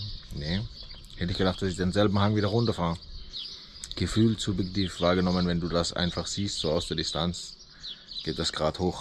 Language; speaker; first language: German; native; German